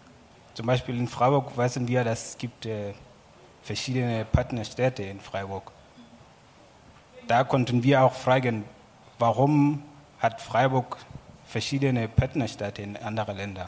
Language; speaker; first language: German; non-native, learner; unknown